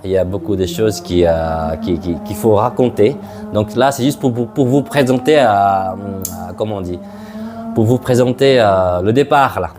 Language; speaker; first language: French; non-native, fluent; Madurese